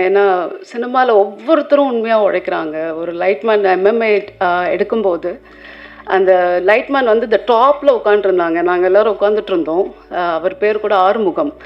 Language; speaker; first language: Tamil; native; Tamil